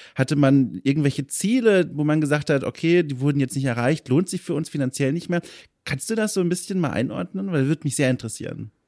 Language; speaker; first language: German; native; German